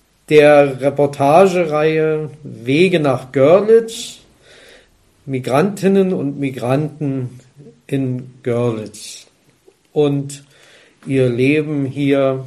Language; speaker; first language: German; native; German